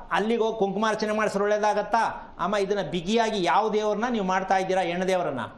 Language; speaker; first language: Kannada; native; Kannada